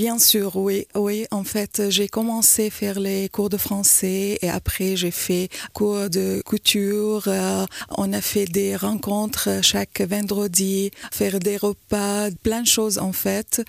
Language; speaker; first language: French; non-native, learner; Arabic